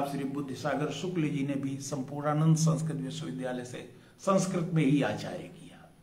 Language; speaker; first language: Hindi; native; Hindi